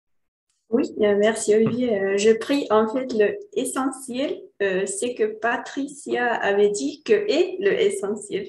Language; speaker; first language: French; non-native, learner; Finnish